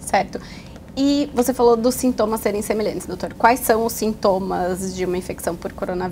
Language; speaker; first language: Portuguese; native; Portuguese